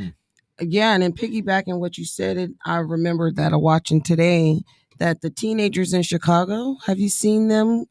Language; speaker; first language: English; native; English